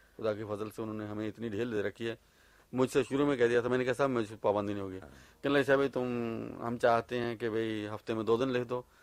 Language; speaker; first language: Urdu; native; Urdu